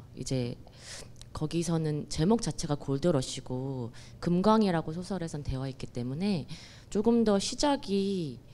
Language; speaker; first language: Korean; native; Korean